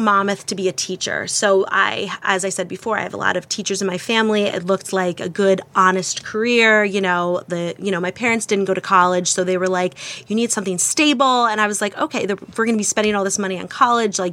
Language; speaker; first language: English; native; English